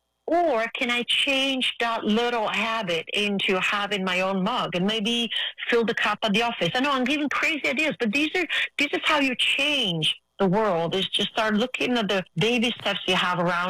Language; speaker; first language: English; non-native, fluent; Italian